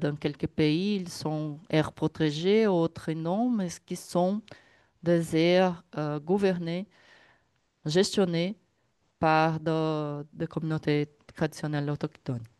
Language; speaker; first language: French; non-native, learner; Portuguese